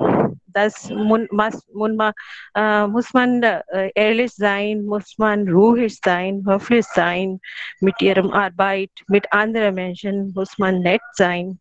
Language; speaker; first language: German; non-native, learner; Hindi